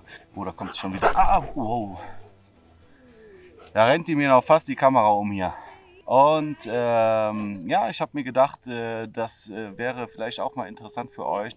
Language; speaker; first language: German; native; German